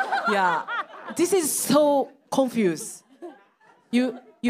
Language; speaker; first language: English; non-native, learner; Japanese